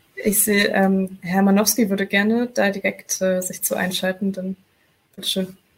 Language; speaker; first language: German; native; German